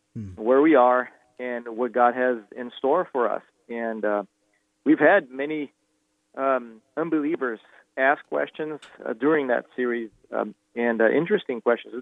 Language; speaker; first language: English; non-native, fluent; Portuguese